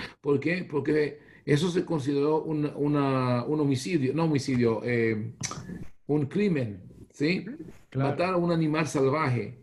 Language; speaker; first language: Spanish; non-native, fluent; Hebrew